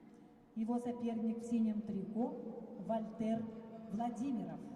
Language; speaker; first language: Russian; native; Russian